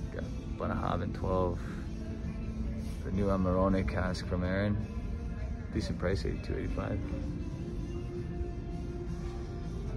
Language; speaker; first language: English; native; English